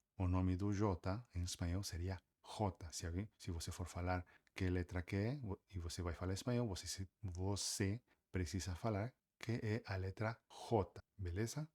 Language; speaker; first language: Portuguese; native; Portuguese